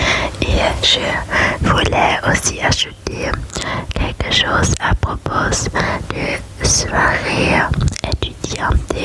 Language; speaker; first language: French; non-native, learner; German